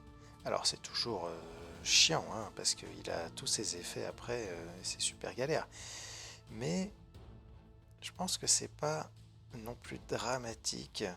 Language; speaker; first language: French; native; French